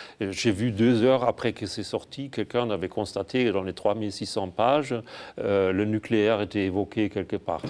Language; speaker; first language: French; non-native, fluent; German